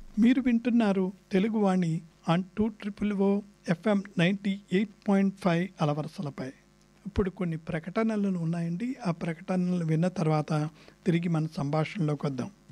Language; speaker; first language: Telugu; native; Telugu